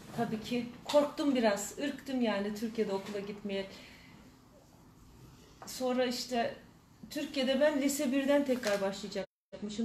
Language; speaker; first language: Turkish; early bilingual, heritage; Turkish